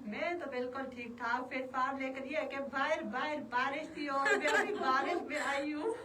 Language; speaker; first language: Urdu; non-native, local second language; Kashmiri